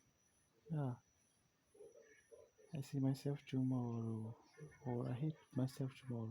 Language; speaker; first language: English; non-native, learner; Portuguese